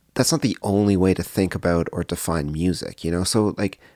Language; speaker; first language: English; native; English